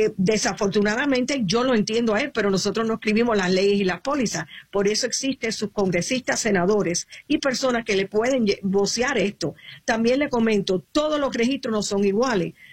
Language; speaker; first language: Spanish; early bilingual, heritage; Spanish